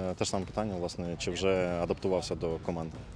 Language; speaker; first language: Ukrainian; native; Ukrainian